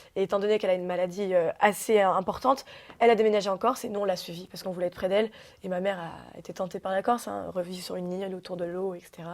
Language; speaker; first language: French; early bilingual, other home language; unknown